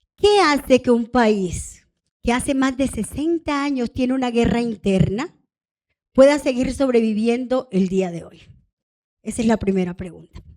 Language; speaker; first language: Spanish; non-native, local second language; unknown